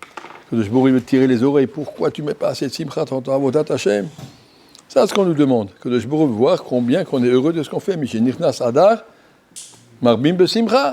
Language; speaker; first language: French; native; French